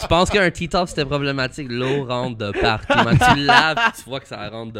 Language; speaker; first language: French; early bilingual, heritage; French